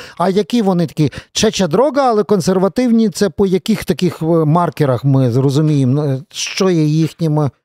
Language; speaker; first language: Ukrainian; native; Ukrainian